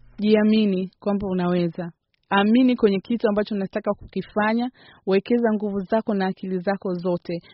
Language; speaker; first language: Swahili; native; Swahili